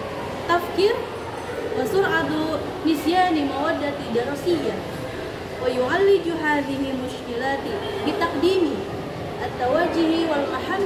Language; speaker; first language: Arabic; non-native, learner; Indonesian